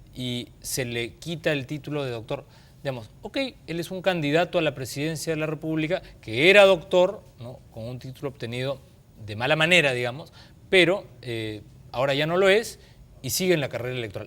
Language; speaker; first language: Spanish; native; Spanish